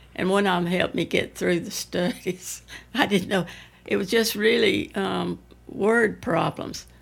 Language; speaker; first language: English; native; English